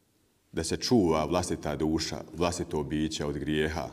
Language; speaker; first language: Bosnian; native; Bosnian